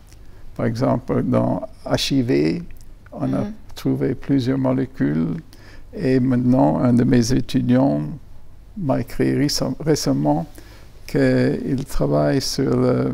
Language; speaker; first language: French; non-native, fluent; German